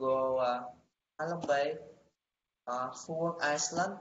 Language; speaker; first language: English; non-native, learner; Vietnamese